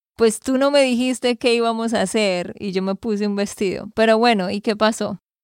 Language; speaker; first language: Spanish; native; Spanish